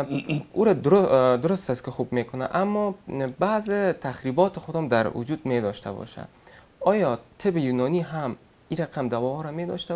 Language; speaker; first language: Persian; native; Persian